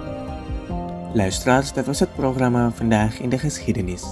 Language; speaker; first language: Dutch; non-native, fluent; Indonesian